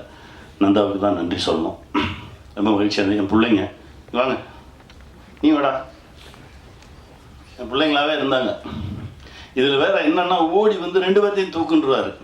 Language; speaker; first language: Tamil; native; Tamil